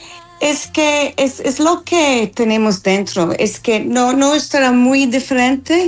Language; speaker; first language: Spanish; non-native, fluent; English